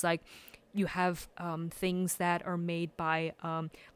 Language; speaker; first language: English; early bilingual, other home language; Chinese